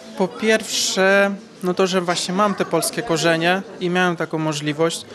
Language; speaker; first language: Polish; early bilingual, heritage; Polish